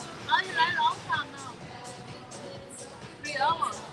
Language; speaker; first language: English; non-native, learner; Thai